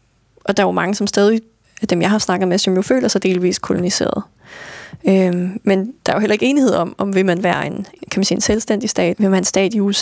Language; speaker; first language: Danish; native; Danish